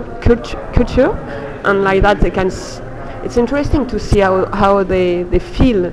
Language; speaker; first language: English; non-native, learner; French